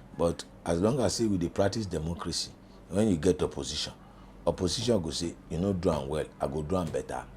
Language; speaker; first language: Nigerian Pidgin; non-native, local second language; Yoruba